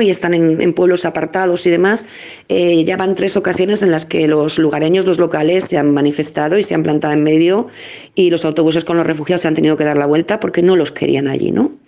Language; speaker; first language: Spanish; native; Spanish